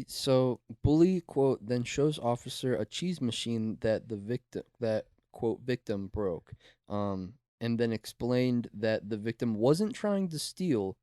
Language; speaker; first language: English; native; English